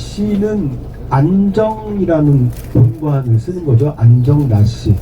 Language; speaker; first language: Korean; native; Korean